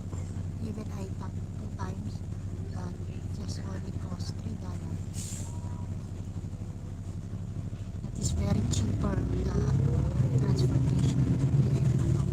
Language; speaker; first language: English; non-native, local second language; Filipino